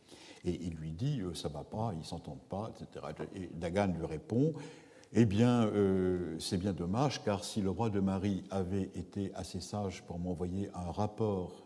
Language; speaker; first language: French; native; French